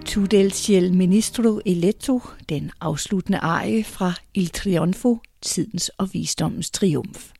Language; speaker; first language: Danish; native; Danish